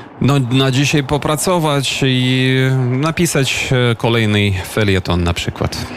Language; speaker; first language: Polish; non-native, fluent; Ukrainian